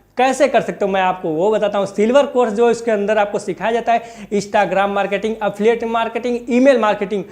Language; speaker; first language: Hindi; native; Hindi